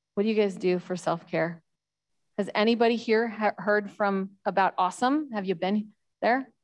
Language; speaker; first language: English; native; English